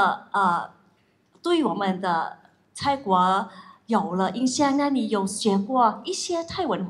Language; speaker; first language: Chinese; non-native, fluent; Thai